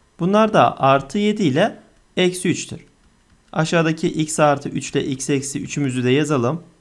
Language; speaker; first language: Turkish; native; Turkish